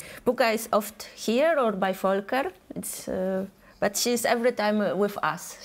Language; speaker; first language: German; non-native, learner; Polish